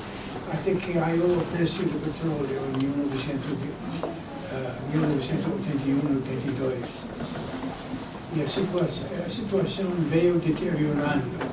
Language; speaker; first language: Portuguese; non-native, fluent; Spanish